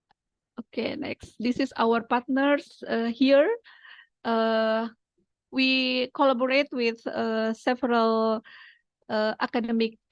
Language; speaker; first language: English; non-native, fluent; Indonesian